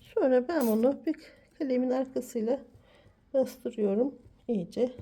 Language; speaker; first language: Turkish; native; Turkish